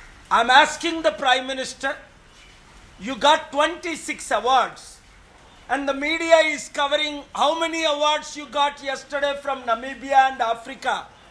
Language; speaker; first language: English; non-native, local second language; Telugu